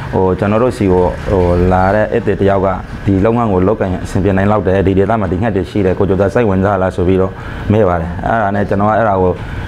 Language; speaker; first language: Burmese; native; Burmese